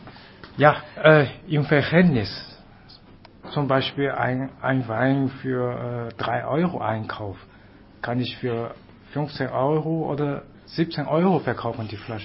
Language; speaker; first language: German; non-native, fluent; Chinese